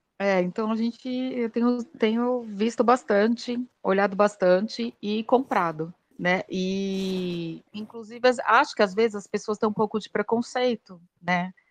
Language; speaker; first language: Portuguese; native; Portuguese